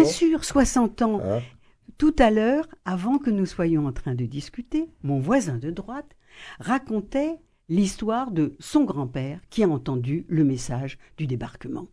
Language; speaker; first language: French; native; French